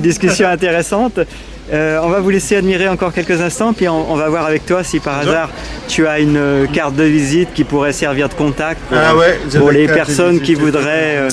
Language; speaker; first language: French; native; French